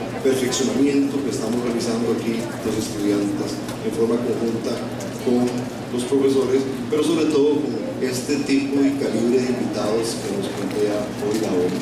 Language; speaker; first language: Spanish; native; Spanish